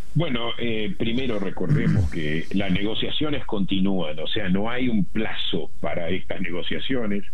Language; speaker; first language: Spanish; native; Spanish